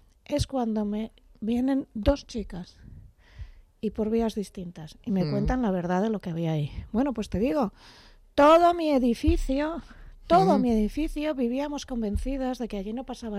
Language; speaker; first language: Spanish; native; Spanish